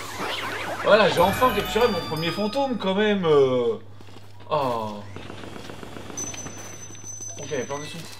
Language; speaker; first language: French; native; French